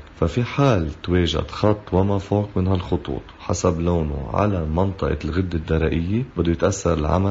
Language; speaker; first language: Arabic; native; Arabic